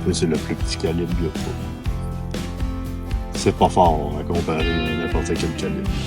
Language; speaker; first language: French; native; French